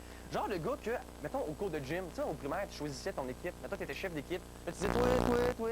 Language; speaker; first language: French; native; French